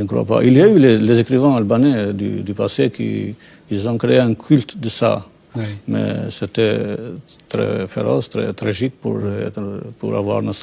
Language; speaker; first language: French; non-native, fluent; Albanian